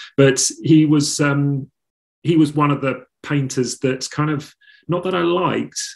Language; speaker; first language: English; native; English